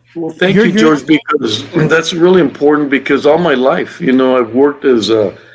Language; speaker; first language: English; native; English